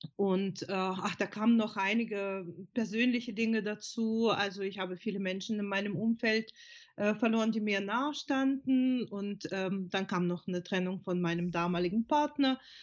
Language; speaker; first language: German; non-native, fluent; Russian